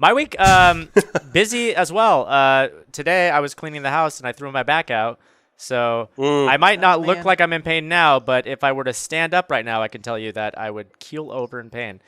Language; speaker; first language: English; native; English